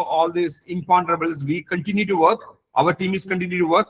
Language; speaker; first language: English; non-native, local second language; Malayalam